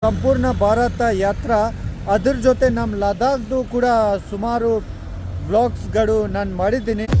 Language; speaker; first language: Kannada; non-native, local second language; Ladakhi